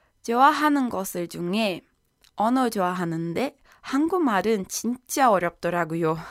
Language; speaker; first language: Korean; non-native, learner; Portuguese